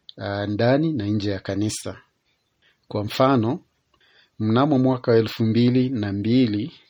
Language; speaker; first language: Swahili; non-native, local second language; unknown